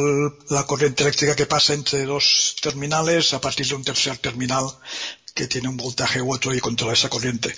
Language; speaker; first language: Spanish; native; Spanish